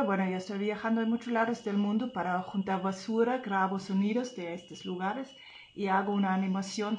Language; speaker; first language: Spanish; non-native, fluent; German